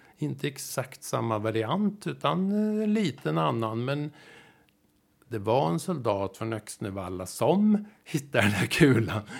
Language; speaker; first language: Swedish; native; Swedish